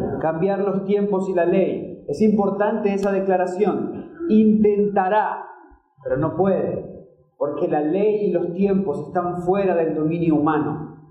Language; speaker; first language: Spanish; native; Spanish